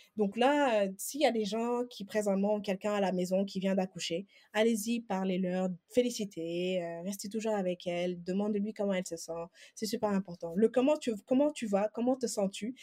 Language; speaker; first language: French; non-native, local second language; Wolof